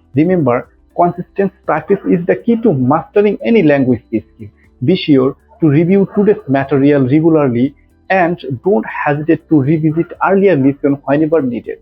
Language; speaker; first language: English; non-native, local second language; Bangla